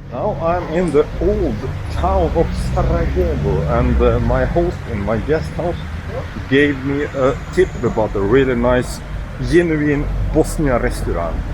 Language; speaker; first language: English; non-native, fluent; Swedish